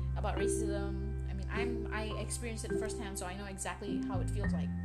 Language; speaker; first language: English; early bilingual, other home language; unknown